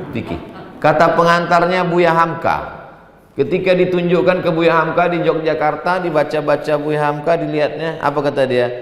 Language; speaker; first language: Indonesian; native; Indonesian